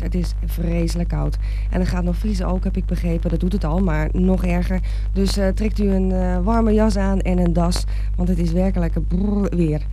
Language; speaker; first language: Dutch; native; Dutch